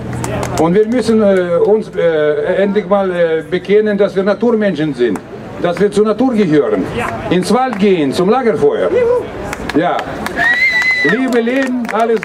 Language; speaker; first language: German; non-native, fluent; Russian